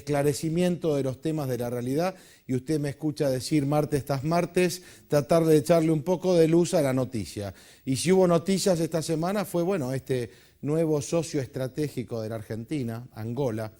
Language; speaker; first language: Spanish; native; Spanish